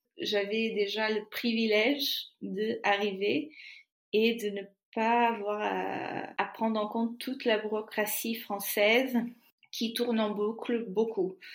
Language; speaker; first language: French; non-native, fluent; Portuguese